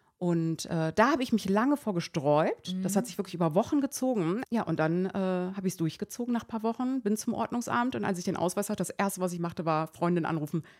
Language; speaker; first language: German; early bilingual, other home language; Persian